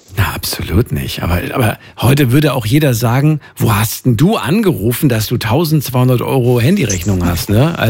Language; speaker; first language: German; native; German